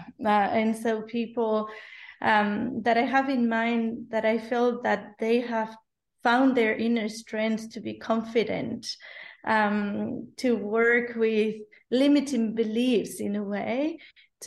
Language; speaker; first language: English; non-native, fluent; Spanish